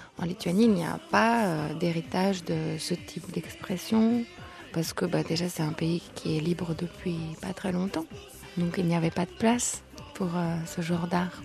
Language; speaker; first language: French; early bilingual, other home language; Lithuanian